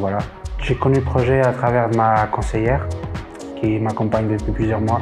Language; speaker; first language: French; non-native, fluent; Spanish